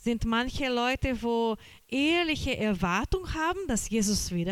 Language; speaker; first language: German; non-native, fluent; Portuguese